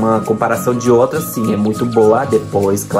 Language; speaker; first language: Portuguese; non-native, fluent; Spanish